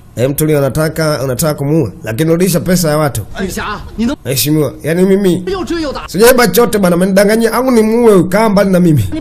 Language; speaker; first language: Swahili; native; Swahili